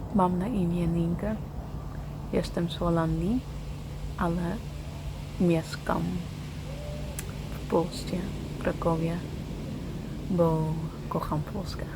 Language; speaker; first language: Polish; non-native, learner; Dutch